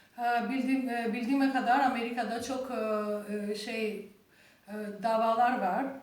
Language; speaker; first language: Turkish; non-native, learner; Albanian